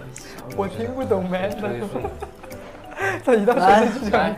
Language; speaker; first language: Chinese; native; Chinese